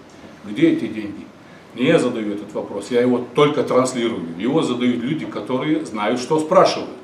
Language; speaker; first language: Russian; non-native, local second language; Ingush